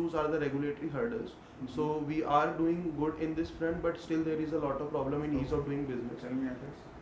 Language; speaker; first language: English; non-native, local second language; Hindi